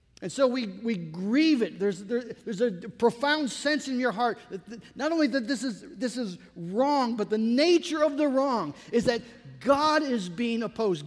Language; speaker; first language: English; native; English